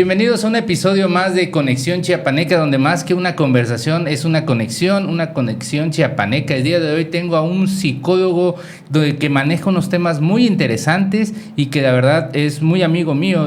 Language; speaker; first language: Spanish; native; Spanish